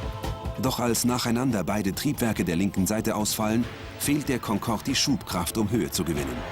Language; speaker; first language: German; native; German